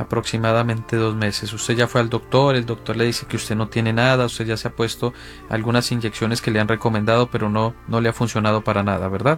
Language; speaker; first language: Spanish; native; Spanish